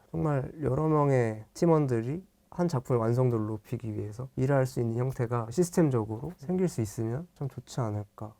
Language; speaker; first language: Korean; native; Korean